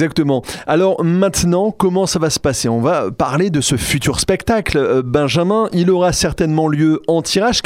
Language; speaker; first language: French; native; French